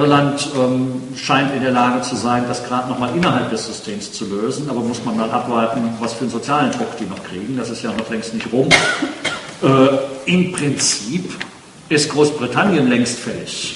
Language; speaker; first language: German; native; German